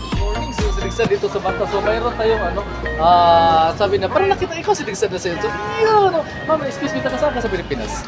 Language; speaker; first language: Filipino; non-native, local second language; Cebuano